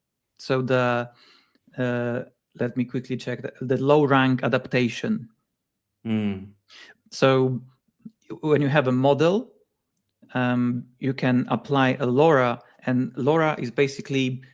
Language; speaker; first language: English; non-native, fluent; Polish